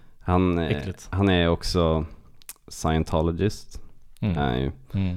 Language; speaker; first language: Swedish; native; Swedish